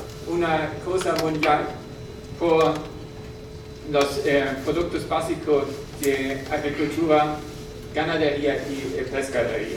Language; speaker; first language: Spanish; non-native, learner; German